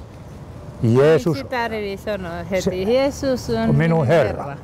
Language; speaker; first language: Finnish; non-native, learner; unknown